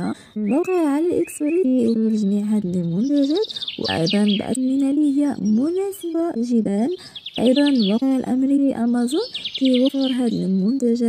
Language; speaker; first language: Arabic; native; Arabic